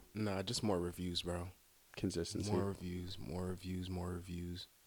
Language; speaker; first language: English; early bilingual, other home language; French